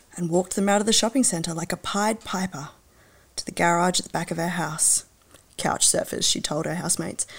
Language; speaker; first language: English; native; English